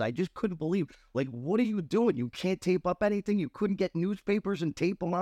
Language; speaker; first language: English; native; English